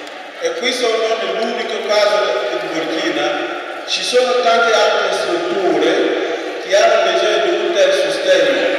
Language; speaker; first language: Italian; non-native, fluent; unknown